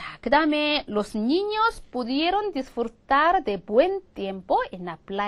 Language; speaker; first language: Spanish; non-native, fluent; Korean